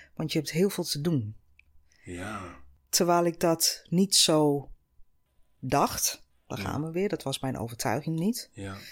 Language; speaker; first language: Dutch; non-native, fluent; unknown